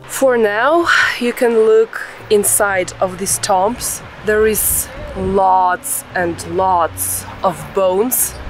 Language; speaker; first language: English; non-native, fluent; Russian